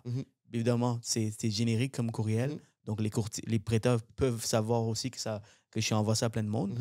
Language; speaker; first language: French; native; French